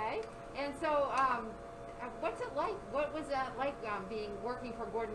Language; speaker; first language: English; native; English